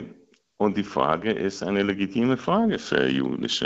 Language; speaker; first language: German; non-native, fluent; Hebrew